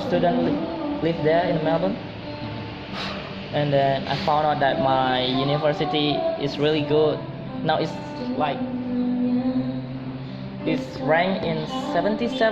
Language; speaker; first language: English; non-native, fluent; Indonesian